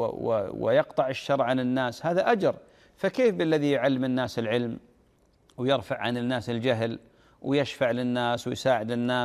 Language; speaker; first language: Arabic; native; Arabic